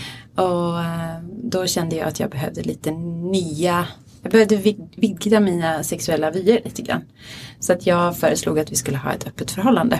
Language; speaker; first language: Swedish; native; Swedish